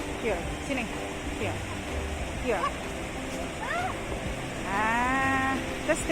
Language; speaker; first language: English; non-native, learner; Indonesian